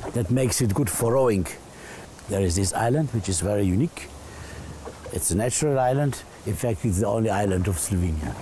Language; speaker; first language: English; non-native, fluent; Slovenian